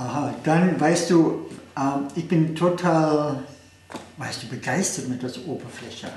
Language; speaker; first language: German; non-native, fluent; English